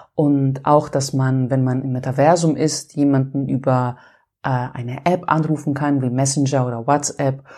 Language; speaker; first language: German; non-native, fluent; Greek